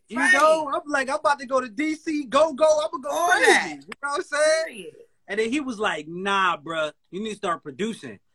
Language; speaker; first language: English; native; English